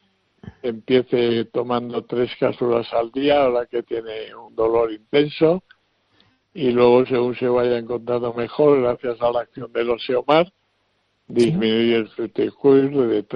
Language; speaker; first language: Spanish; native; Spanish